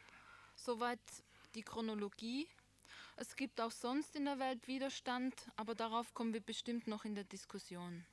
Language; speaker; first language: German; native; German